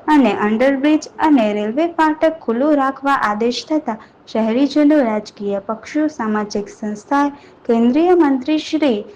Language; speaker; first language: Gujarati; native; Gujarati